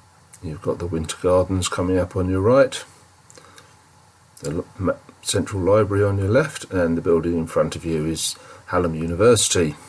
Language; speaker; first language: English; native; English